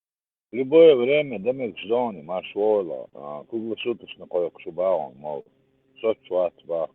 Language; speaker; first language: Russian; non-native, local second language; Chechen